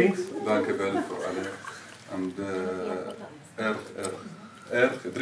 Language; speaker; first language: Dutch; non-native, learner; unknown